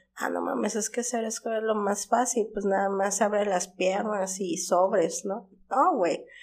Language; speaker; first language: Spanish; native; Spanish